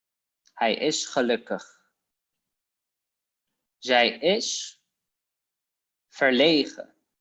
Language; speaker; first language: Dutch; non-native, fluent; Polish